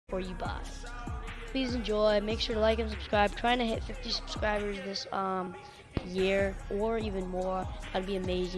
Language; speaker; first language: English; native; English